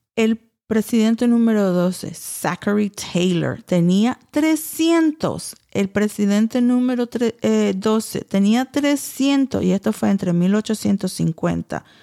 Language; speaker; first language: Spanish; early bilingual, heritage; Spanish